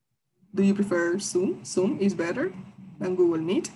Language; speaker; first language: English; non-native, fluent; Spanish